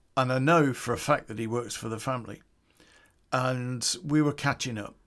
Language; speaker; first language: English; native; English